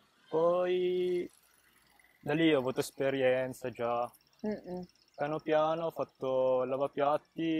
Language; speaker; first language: Italian; early bilingual, other home language; Filipino